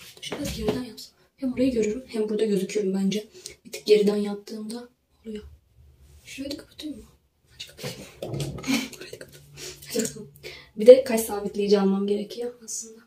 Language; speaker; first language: Turkish; native; Turkish